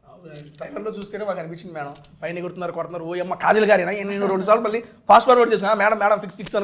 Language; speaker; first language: Telugu; native; Telugu